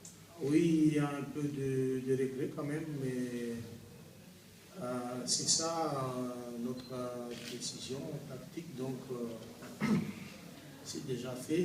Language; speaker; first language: French; non-native, local second language; Malagasy